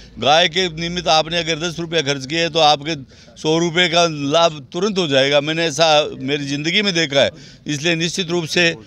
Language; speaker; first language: Hindi; native; Hindi